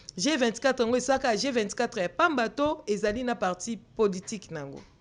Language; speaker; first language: Lingala; non-native, local second language; Kongo